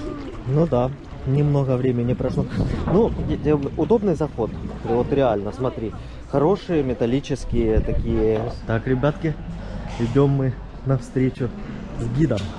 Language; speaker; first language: Russian; native; Russian